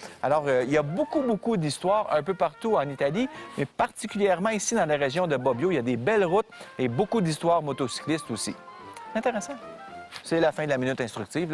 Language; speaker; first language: French; native; French